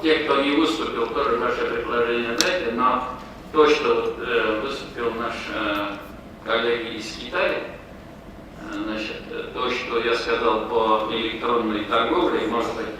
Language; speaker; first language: Russian; non-native, local second language; Tatar